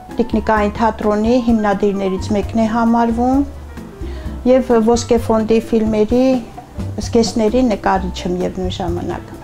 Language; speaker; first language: Armenian; native; Armenian